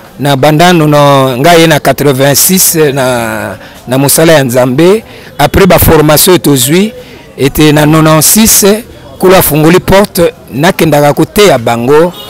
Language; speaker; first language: Lingala; native; Lingala